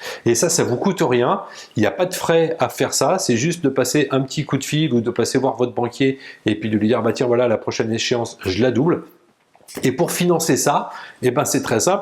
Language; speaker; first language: French; native; French